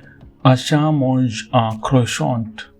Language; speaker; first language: French; non-native, learner; Hindi